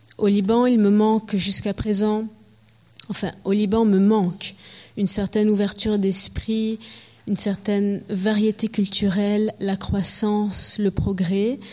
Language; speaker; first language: French; early bilingual, heritage; French